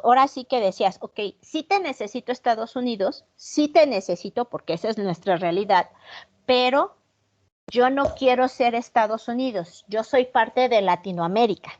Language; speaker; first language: Spanish; native; Spanish